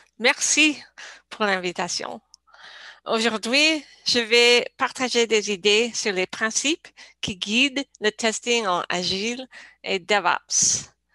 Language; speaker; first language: French; non-native, learner; English